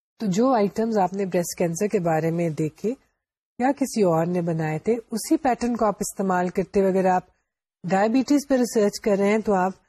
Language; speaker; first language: Urdu; native; Urdu